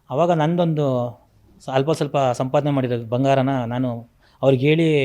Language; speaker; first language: Kannada; native; Kannada